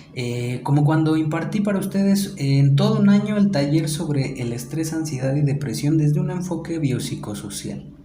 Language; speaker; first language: Spanish; native; Spanish